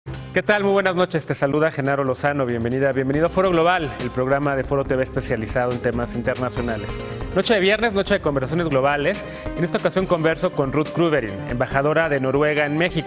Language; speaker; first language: Spanish; native; Spanish